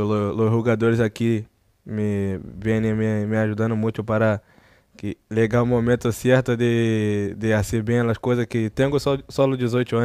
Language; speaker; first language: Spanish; non-native, learner; Portuguese